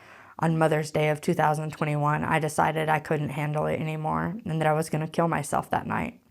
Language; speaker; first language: English; native; English